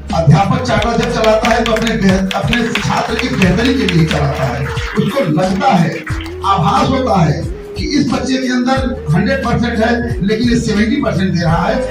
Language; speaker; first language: Hindi; native; Hindi